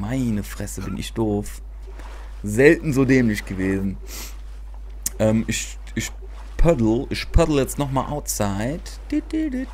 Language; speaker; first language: German; native; German